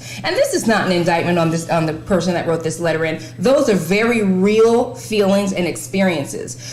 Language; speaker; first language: English; native; English